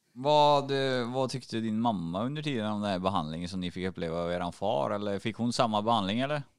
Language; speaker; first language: Swedish; native; Swedish